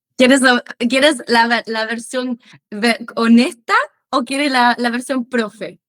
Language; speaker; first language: Spanish; non-native, fluent; German